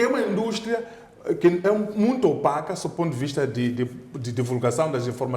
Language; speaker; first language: Portuguese; native; Portuguese